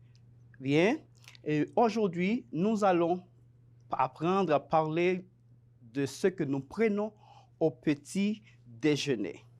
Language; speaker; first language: French; non-native, fluent; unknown